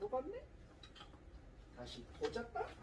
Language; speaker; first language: Korean; native; Korean